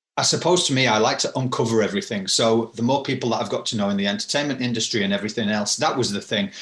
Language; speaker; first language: English; native; English